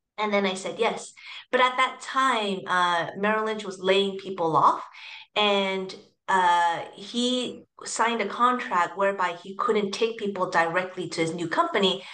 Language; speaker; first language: English; early bilingual, other home language; Cantonese